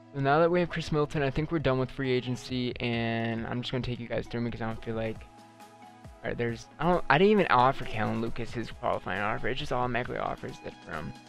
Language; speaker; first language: English; native; English